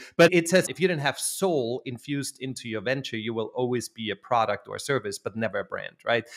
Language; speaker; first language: English; non-native, fluent; German